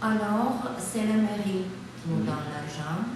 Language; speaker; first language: French; non-native, fluent; Bulgarian